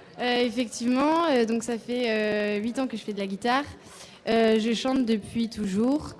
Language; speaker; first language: French; native; French